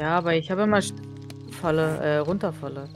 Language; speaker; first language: German; native; German